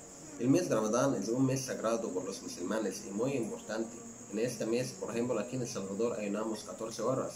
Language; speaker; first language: Spanish; non-native, learner; Arabic